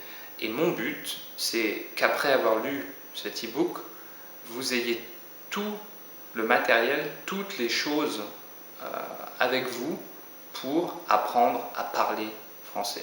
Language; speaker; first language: French; native; French